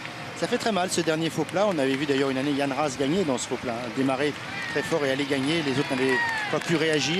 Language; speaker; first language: French; native; French